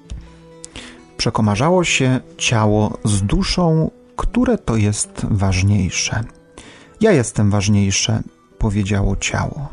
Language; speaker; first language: Polish; native; Polish